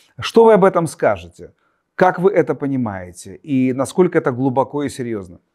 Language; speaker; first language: Russian; native; Russian